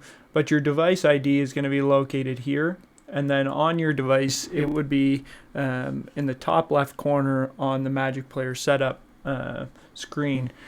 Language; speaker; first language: English; native; English